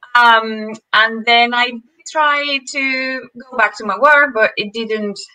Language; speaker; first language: English; non-native, fluent; Spanish